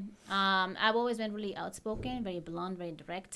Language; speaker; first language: English; non-native, fluent; Spanish